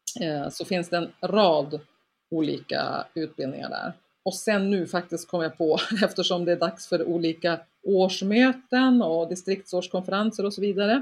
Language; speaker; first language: Swedish; native; Swedish